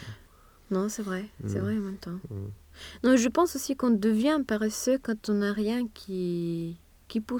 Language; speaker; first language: French; non-native, fluent; Swedish